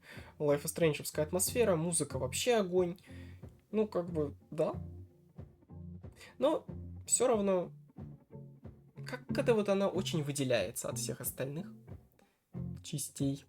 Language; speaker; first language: Russian; native; Russian